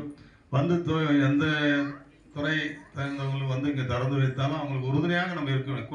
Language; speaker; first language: Tamil; native; Tamil